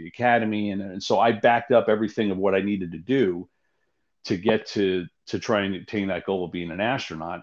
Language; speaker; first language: English; native; English